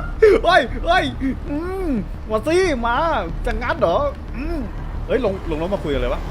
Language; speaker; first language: Thai; native; Thai